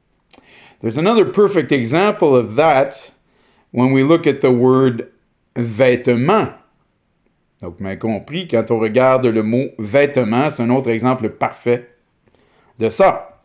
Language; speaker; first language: French; native; French